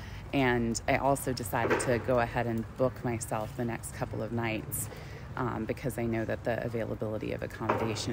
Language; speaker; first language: English; native; English